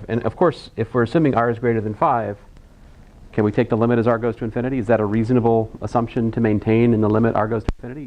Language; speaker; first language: English; native; English